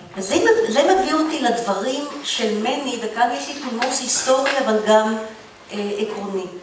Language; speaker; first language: Hebrew; native; Hebrew